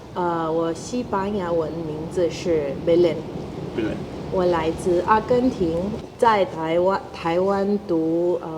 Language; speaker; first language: Chinese; non-native, fluent; Spanish